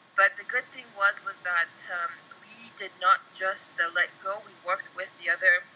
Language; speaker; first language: English; native; English